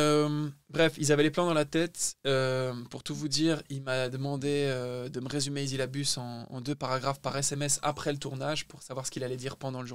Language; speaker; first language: French; native; French